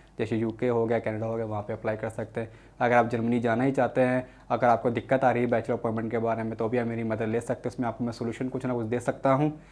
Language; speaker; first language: Hindi; native; Hindi